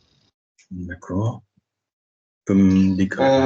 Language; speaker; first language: French; native; French